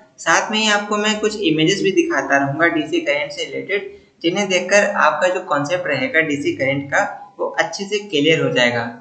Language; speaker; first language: Hindi; native; Hindi